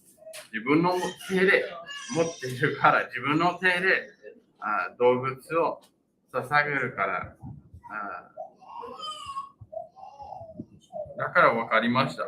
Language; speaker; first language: Japanese; non-native, fluent; English